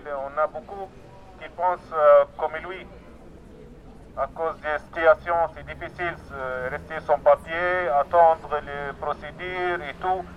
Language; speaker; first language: French; non-native, learner; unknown